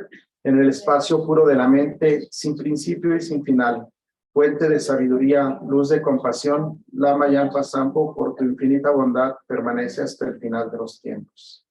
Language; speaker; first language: Spanish; native; Spanish